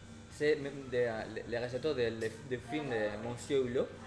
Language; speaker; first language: French; non-native, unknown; Spanish